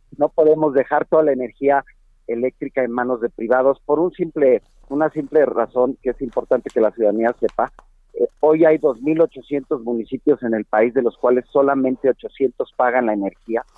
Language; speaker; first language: Spanish; native; Spanish